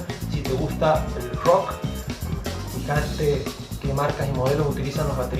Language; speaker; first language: Spanish; native; Spanish